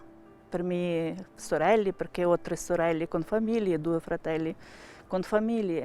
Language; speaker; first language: Italian; non-native, learner; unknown